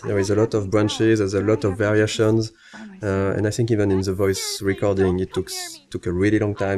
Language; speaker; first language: English; non-native, fluent; French